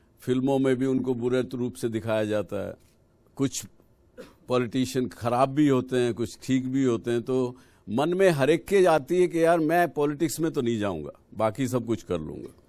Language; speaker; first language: Hindi; native; Hindi